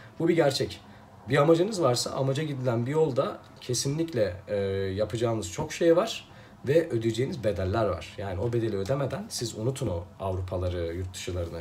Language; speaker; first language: Turkish; native; Turkish